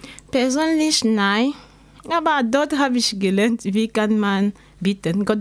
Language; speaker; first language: German; non-native, learner; French